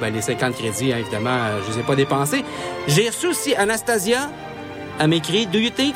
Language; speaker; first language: French; native; French